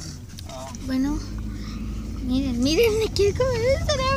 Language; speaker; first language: Spanish; native; Spanish